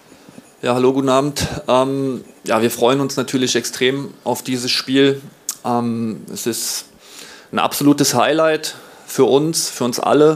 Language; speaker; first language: German; native; German